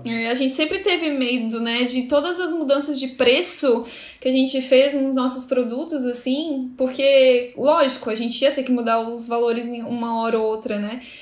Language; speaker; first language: Portuguese; native; Portuguese